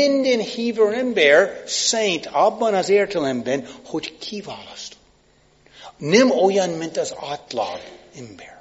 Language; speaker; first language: Hungarian; non-native, fluent; English